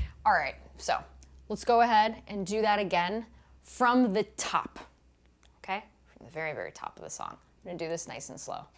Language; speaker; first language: English; native; English